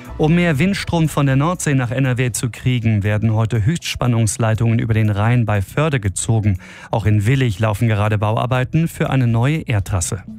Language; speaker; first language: German; native; German